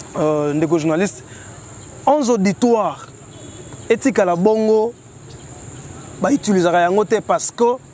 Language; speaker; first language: Lingala; native; Lingala